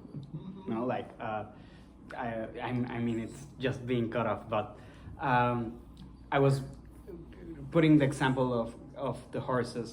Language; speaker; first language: English; non-native, fluent; Spanish